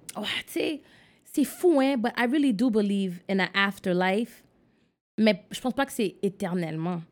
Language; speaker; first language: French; non-native, local second language; English